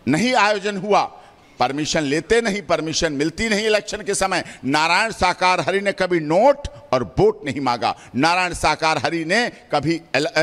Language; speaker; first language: Hindi; native; Hindi